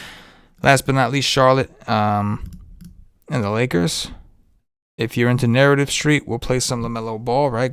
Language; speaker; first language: English; native; English